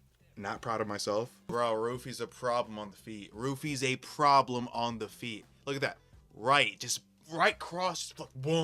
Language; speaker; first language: English; native; English